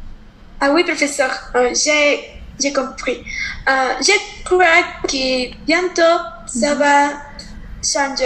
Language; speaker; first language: French; non-native, learner; Spanish